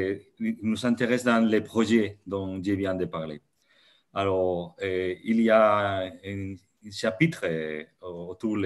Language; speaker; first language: French; non-native, fluent; Catalan